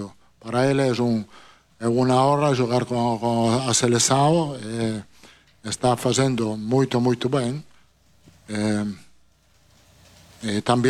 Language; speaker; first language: Portuguese; non-native, fluent; Italian